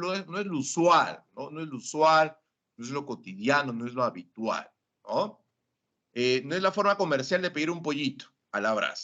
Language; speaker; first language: Spanish; native; Spanish